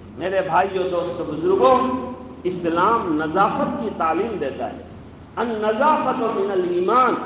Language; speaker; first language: Urdu; non-native, local second language; Bangla